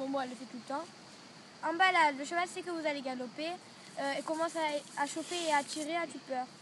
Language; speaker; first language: French; native; French